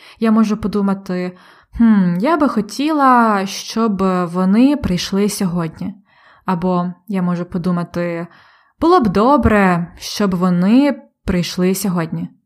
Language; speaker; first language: Ukrainian; native; Ukrainian